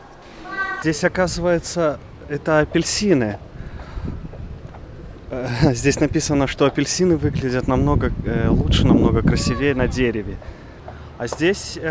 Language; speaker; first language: Russian; native; Russian